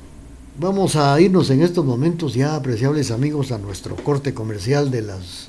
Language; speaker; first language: Spanish; native; Spanish